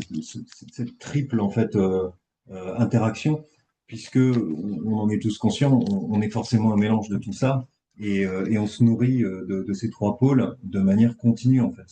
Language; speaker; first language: French; native; French